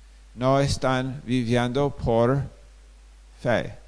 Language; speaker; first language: Spanish; non-native, fluent; English